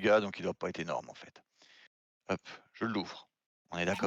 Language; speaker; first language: French; native; French